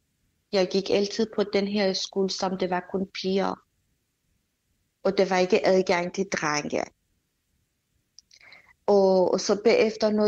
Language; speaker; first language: Danish; non-native, fluent; Persian